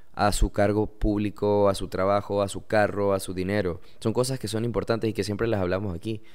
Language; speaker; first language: Spanish; native; Spanish